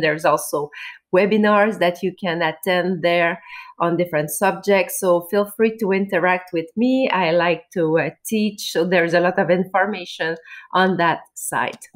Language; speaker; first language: English; non-native, fluent; French